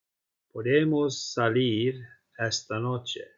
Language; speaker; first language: Spanish; non-native, fluent; Icelandic